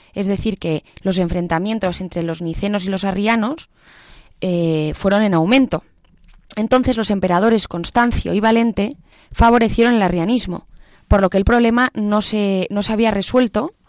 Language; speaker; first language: Spanish; native; Spanish